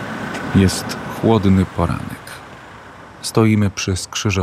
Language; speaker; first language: Polish; native; Polish